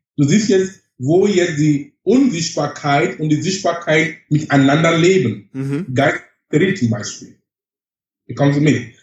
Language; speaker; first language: German; non-native, fluent; English